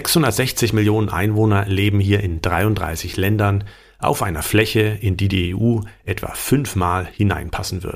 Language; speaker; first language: German; native; German